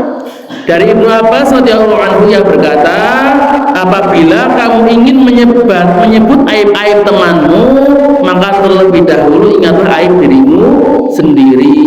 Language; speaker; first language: Indonesian; non-native, local second language; Javanese